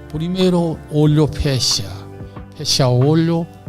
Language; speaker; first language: Portuguese; non-native, learner; Korean